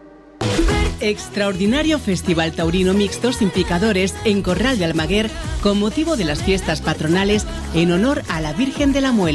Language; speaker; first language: Spanish; native; Spanish